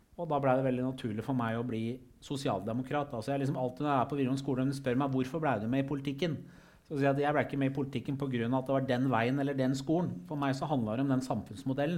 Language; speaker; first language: Norwegian; early bilingual, other home language; Persian